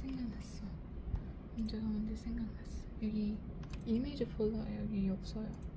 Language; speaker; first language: Korean; non-native, learner; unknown